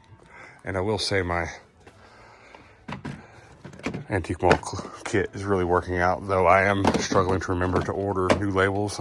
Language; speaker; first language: English; native; English